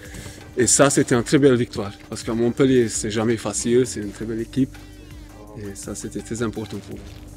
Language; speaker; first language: French; non-native, fluent; Hungarian